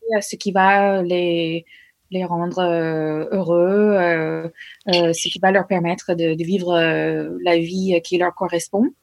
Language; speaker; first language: French; non-native, fluent; English